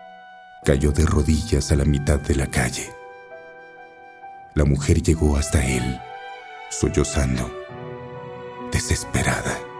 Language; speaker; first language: Spanish; native; Spanish